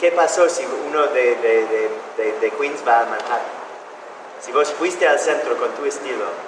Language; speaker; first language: Spanish; non-native, fluent; English